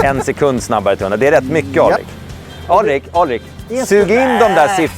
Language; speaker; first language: Swedish; native; Swedish